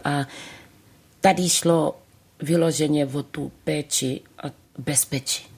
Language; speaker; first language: Czech; early bilingual, other home language; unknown